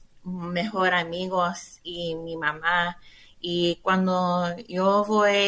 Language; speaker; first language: Spanish; non-native, learner; English